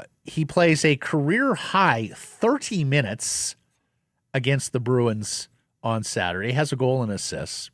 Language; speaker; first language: English; native; English